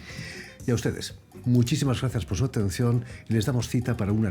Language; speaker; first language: Spanish; native; Spanish